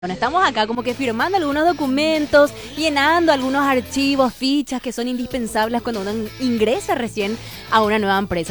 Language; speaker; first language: Spanish; native; Spanish